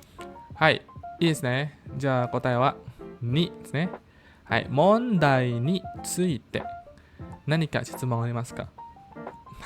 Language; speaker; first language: Japanese; non-native, fluent; Indonesian